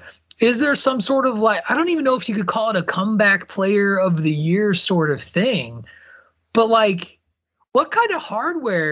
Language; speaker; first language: English; native; English